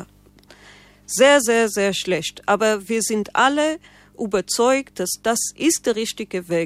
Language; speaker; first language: German; non-native, learner; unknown